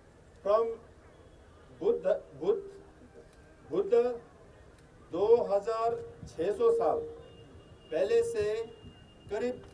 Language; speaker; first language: Hindi; non-native, learner; Tibetan